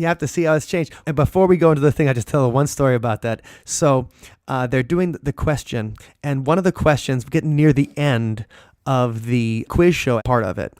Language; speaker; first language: English; native; English